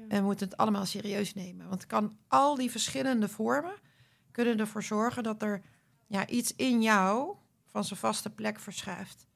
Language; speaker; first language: Dutch; early bilingual, other home language; Croatian